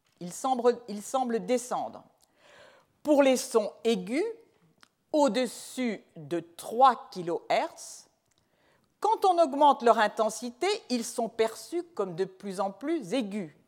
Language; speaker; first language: French; native; French